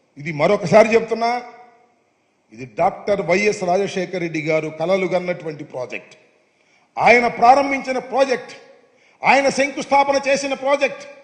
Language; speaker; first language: Telugu; native; Telugu